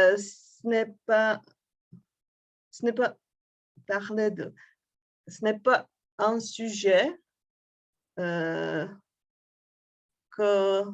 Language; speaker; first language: French; non-native, fluent; Czech